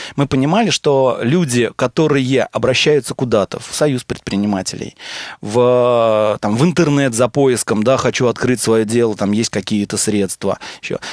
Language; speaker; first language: Russian; native; Russian